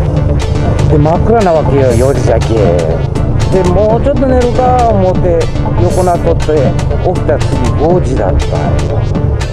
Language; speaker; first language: Japanese; native; Japanese